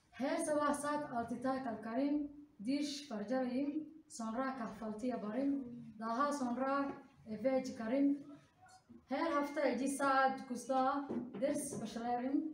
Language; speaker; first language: Turkish; non-native, learner; Somali